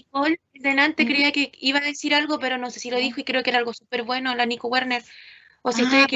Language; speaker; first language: Spanish; native; Spanish